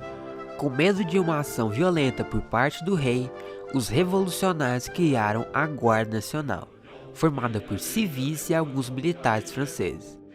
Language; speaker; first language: Portuguese; native; Portuguese